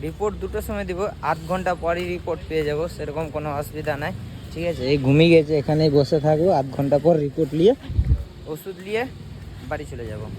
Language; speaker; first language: Bangla; non-native, learner; Hindi